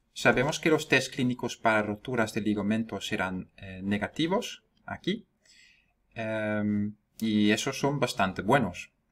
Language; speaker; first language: Spanish; non-native, fluent; Dutch